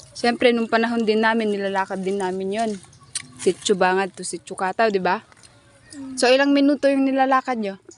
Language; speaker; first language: Filipino; non-native, local second language; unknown